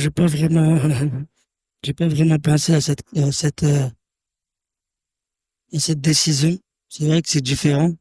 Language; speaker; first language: French; native; French